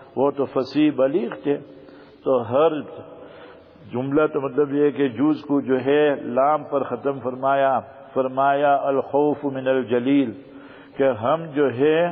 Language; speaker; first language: Urdu; early bilingual, heritage; Urdu